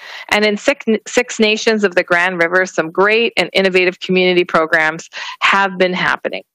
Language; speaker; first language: English; native; English